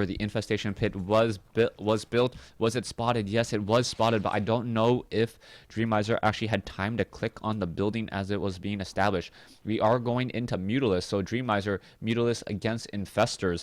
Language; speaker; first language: English; native; English